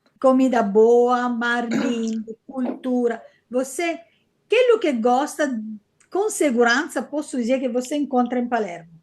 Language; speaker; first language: Portuguese; non-native, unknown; Italian